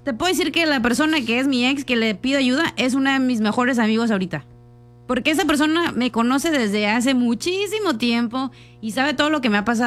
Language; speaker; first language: Spanish; native; Spanish